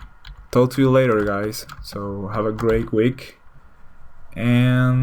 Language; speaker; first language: English; non-native, fluent; Spanish